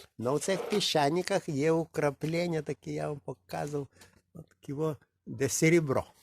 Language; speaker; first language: Ukrainian; non-native, local second language; Russian